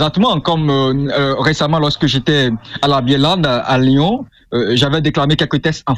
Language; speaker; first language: French; non-native, local second language; Fon